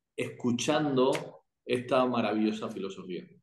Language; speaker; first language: Spanish; native; Spanish